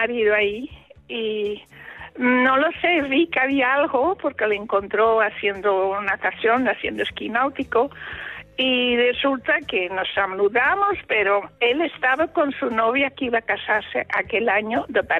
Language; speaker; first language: Spanish; non-native, fluent; Dutch